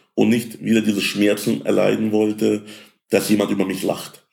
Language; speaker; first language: German; early bilingual, other home language; Ukrainian